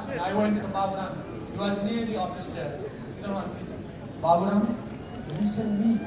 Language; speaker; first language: English; non-native, learner; Nepali